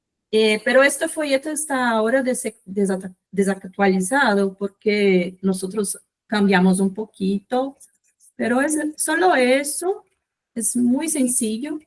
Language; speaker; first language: Spanish; non-native, fluent; Portuguese